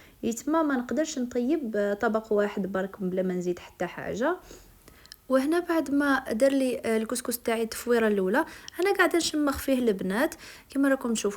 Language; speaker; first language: Arabic; native; Arabic